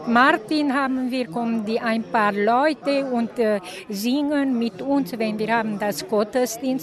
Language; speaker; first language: German; non-native, local second language; Romanian